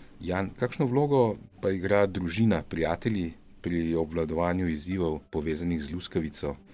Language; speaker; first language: Slovenian; native; Slovenian